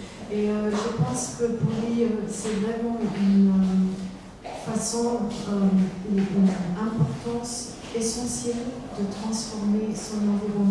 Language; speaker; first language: French; non-native, fluent; German